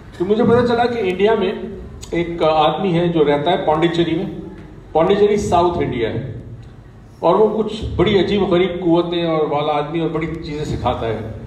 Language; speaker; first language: Urdu; native; Urdu